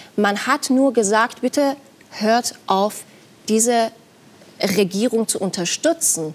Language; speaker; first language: German; non-native, fluent; Persian